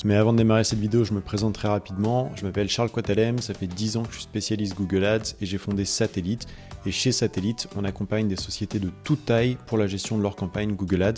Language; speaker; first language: French; native; French